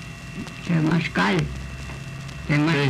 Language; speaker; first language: Spanish; non-native, local second language; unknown